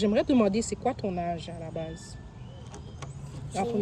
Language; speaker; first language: French; native; French